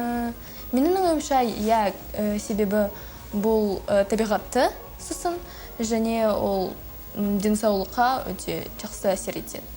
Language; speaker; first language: Kazakh; non-native, local second language; Russian